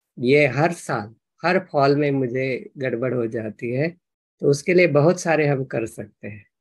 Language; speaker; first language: Hindi; non-native, local second language; Marathi